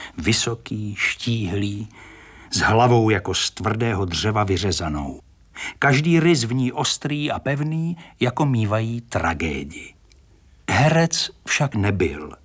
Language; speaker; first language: Czech; native; Czech